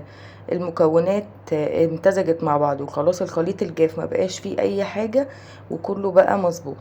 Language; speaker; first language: Arabic; native; Arabic